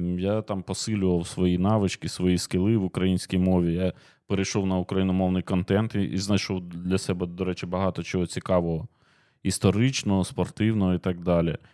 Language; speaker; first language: Ukrainian; native; Ukrainian